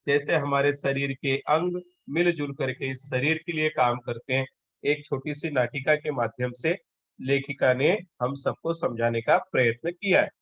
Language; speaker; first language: Hindi; non-native, local second language; Marathi